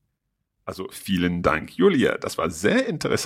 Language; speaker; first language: German; non-native, learner; English